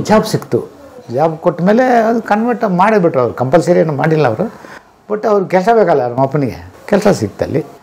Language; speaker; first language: Kannada; non-native, local second language; Tamil